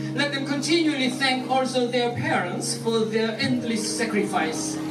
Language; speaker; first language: English; non-native, fluent; Korean